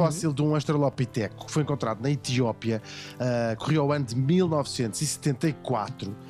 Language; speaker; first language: Portuguese; native; Portuguese